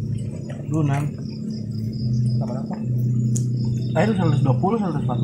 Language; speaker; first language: Indonesian; non-native, local second language; Sundanese